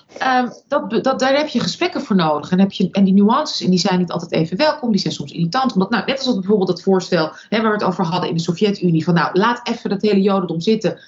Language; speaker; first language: Dutch; early bilingual, other home language; Russian